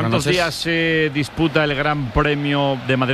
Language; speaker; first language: Spanish; native; Spanish